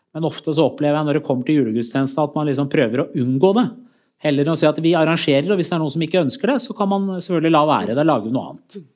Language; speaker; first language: Norwegian; early bilingual, other home language; Persian